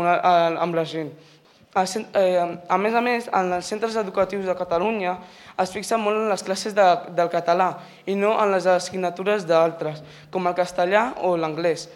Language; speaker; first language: Catalan; non-native, local second language; Spanish